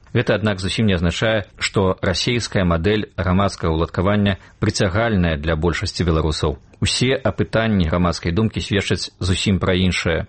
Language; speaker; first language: Belarusian; native; Belarusian